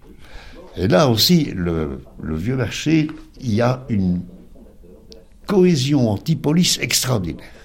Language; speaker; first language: French; native; French